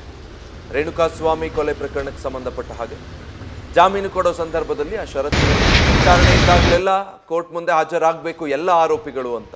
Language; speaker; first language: Kannada; native; Kannada